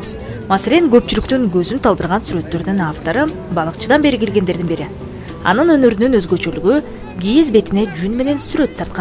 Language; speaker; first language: Kyrgyz; native; Kyrgyz